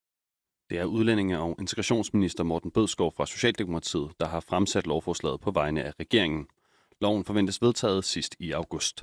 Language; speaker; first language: Danish; native; Danish